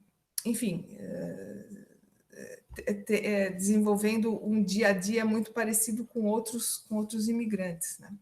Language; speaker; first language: Portuguese; native; Portuguese